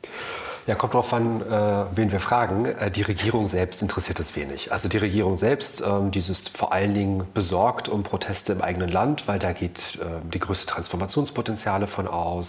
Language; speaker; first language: German; native; German